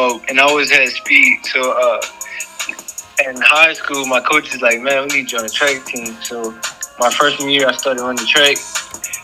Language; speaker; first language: English; native; English